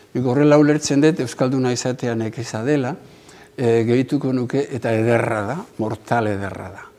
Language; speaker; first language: Basque; native; Basque